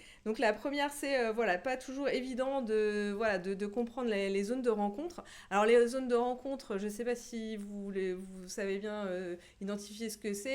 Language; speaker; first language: French; native; French